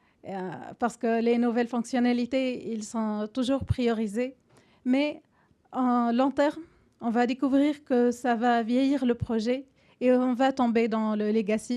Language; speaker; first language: French; non-native, fluent; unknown